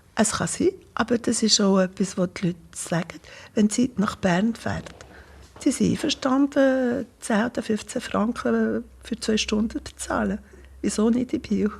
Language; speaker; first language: German; non-native, local second language; French